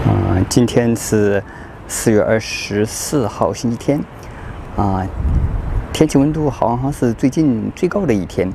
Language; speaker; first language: Chinese; native; Chinese